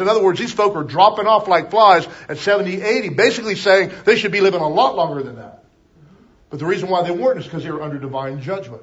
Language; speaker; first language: English; native; English